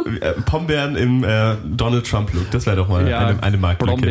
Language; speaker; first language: German; native; German